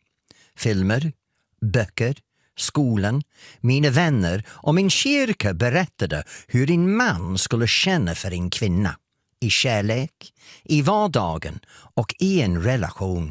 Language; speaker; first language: Swedish; non-native, fluent; English